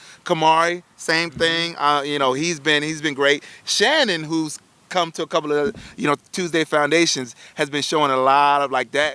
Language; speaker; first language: English; native; English